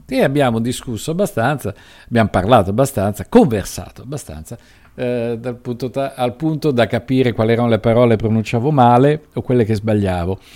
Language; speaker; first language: Italian; native; Italian